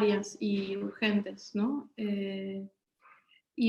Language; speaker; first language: Spanish; native; Spanish